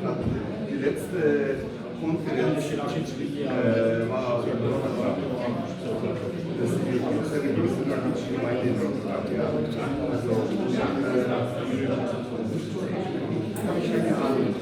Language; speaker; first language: German; non-native, learner; Russian